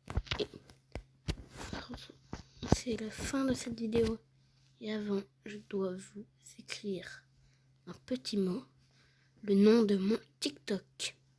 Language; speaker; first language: French; native; French